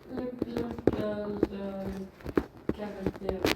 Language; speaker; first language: French; non-native, learner; Bulgarian